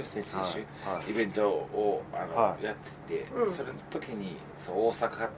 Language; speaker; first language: Japanese; native; Japanese